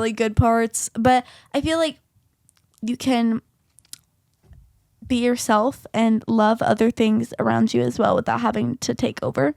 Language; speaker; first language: English; native; English